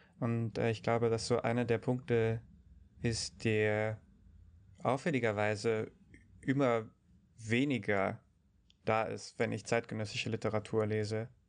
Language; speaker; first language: German; native; German